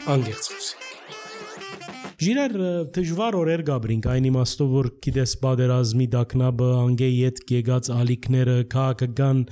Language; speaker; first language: Armenian; early bilingual, heritage; Armenian